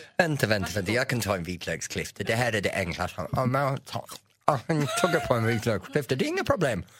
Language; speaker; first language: Swedish; non-native, fluent; English